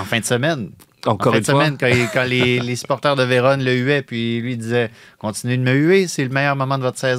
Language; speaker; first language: French; native; French